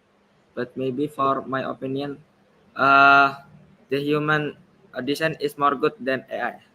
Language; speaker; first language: English; non-native, learner; Indonesian